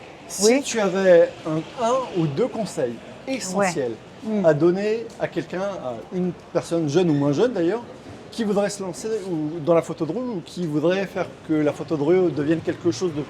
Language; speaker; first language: French; native; French